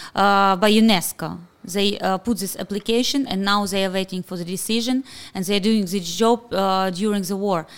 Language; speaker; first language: English; non-native, fluent; Ukrainian